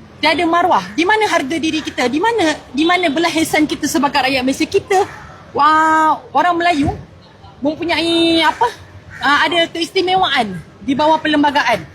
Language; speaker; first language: Malay; native; Malay